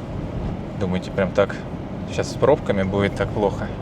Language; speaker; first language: Russian; native; Russian